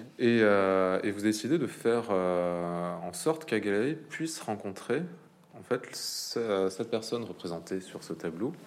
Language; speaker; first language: French; native; French